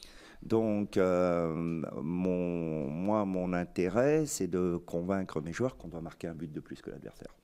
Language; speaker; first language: French; native; French